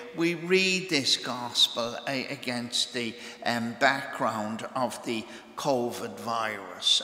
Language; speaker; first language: English; native; English